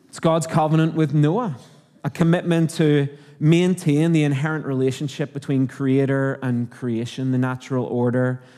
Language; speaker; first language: English; native; English